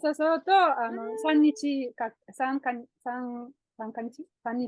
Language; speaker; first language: Japanese; non-native, learner; Polish